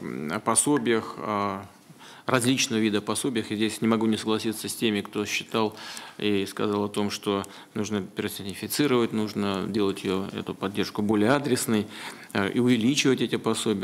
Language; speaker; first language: Russian; native; Russian